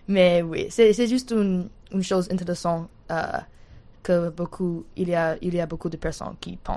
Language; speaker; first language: French; non-native, learner; English